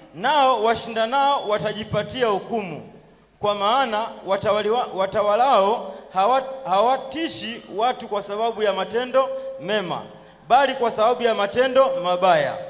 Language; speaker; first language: Swahili; native; Swahili